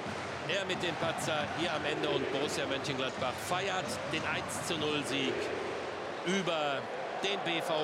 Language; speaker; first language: German; native; German